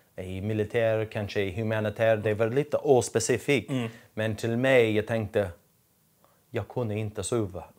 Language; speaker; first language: Swedish; non-native, learner; English